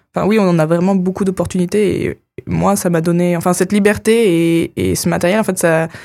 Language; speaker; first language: French; native; French